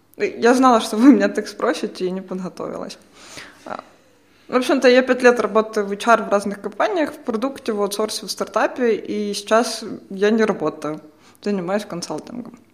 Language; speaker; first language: Russian; native; Russian